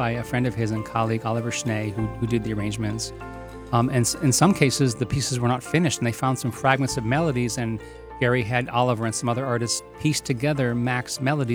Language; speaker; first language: English; native; English